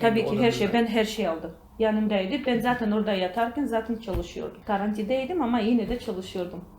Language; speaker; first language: Turkish; non-native, learner; Georgian